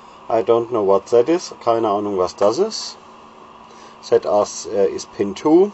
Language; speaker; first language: English; non-native, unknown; German